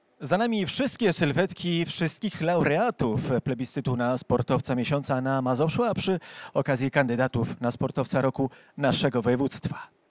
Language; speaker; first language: Polish; native; Polish